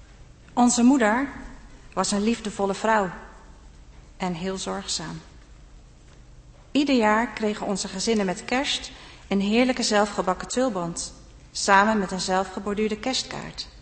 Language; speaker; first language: Dutch; native; Dutch